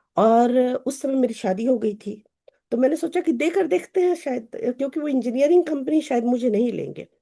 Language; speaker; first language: Hindi; native; Hindi